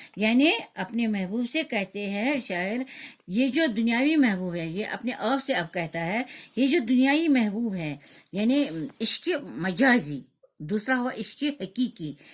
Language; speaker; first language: Urdu; non-native, local second language; Kashmiri